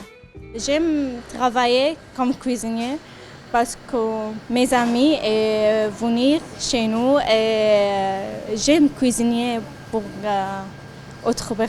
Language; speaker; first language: French; non-native, learner; Arabic